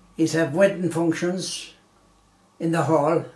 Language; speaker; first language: English; native; English